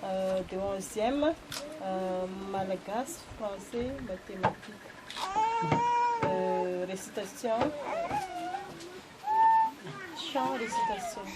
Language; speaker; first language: French; non-native, local second language; Malagasy